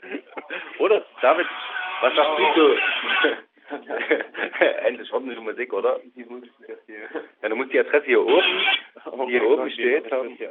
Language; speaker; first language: German; native; German